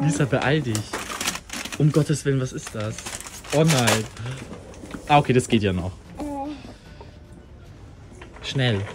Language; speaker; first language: German; native; German